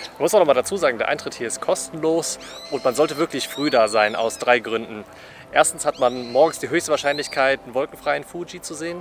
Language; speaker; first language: German; native; German